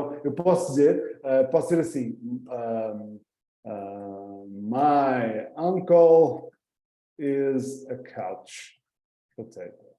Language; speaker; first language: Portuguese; early bilingual, heritage; Portuguese